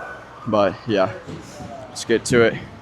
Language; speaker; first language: English; native; English